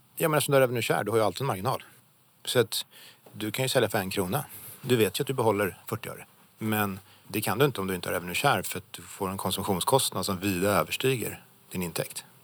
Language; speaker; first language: Swedish; native; Swedish